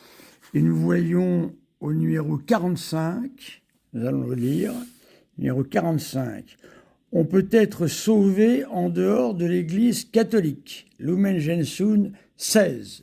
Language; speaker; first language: French; native; French